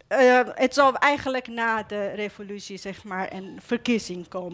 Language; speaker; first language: Dutch; non-native, fluent; Persian